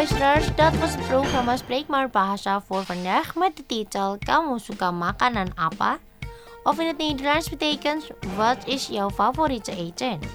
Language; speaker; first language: Dutch; non-native, learner; Indonesian